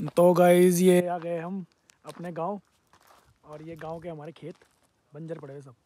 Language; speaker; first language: Hindi; native; Hindi